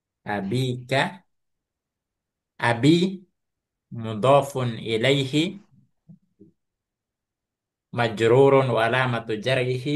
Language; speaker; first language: Arabic; non-native, fluent; Indonesian